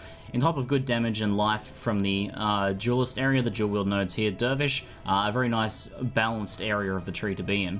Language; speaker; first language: English; native; English